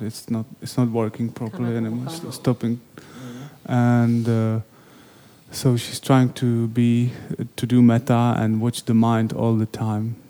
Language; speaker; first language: English; non-native, fluent; Czech